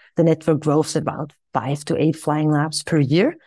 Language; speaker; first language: English; non-native, fluent; Swiss German